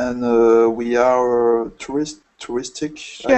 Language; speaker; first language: English; non-native, fluent; French